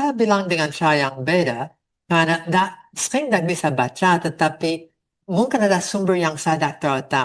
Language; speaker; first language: Indonesian; non-native, fluent; English